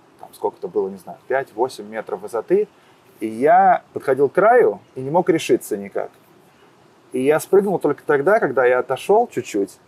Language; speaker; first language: Russian; native; Russian